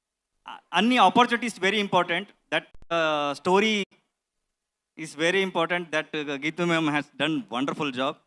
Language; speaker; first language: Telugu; non-native, learner; Kannada